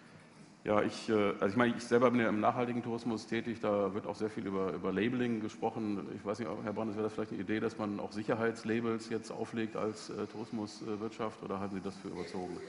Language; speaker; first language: German; native; German